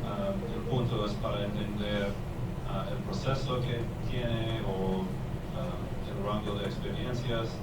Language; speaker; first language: Spanish; non-native, learner; English